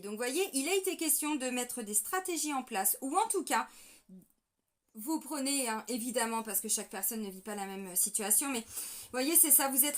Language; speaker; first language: French; native; French